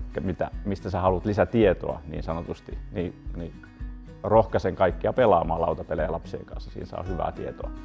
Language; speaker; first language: Finnish; native; Finnish